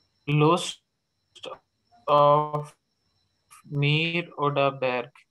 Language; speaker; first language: German; non-native, learner; Urdu